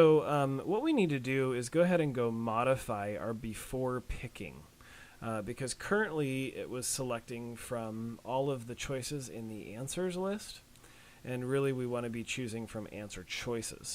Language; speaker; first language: English; native; English